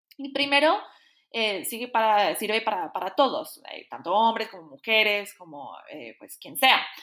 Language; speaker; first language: Spanish; non-native, fluent; English